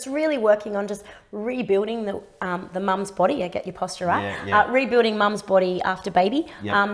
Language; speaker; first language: English; native; English